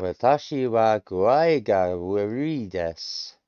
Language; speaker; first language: Japanese; non-native, learner; English